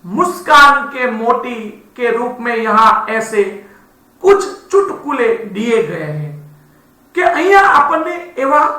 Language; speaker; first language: Hindi; non-native, local second language; Gujarati